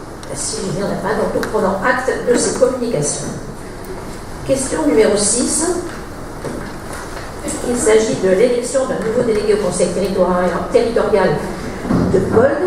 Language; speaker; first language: French; native; French